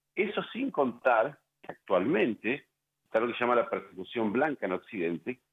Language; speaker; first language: Spanish; native; Spanish